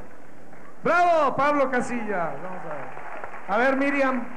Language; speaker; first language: Spanish; native; Spanish